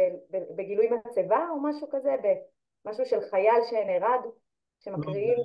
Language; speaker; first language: Hebrew; native; Hebrew